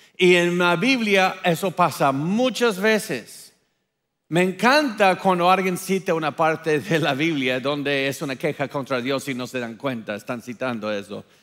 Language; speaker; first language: Spanish; non-native, fluent; English